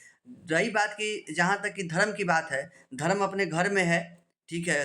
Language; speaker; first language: Hindi; native; Hindi